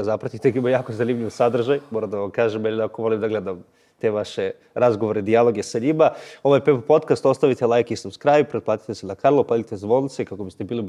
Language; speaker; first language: Bosnian; native; Bosnian